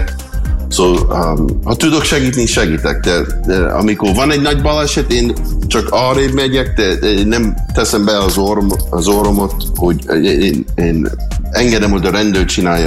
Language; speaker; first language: Hungarian; early bilingual, heritage; Hungarian